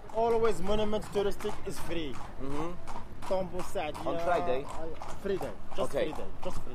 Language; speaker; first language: English; non-native, learner; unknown